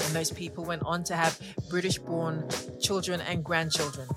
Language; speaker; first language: English; native; English